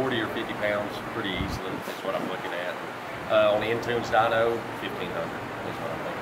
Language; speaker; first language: English; native; English